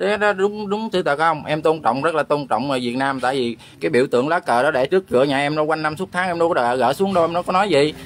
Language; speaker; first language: Vietnamese; non-native, local second language; Khmer